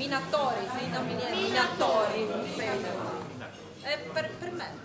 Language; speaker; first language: Italian; non-native, learner; Polish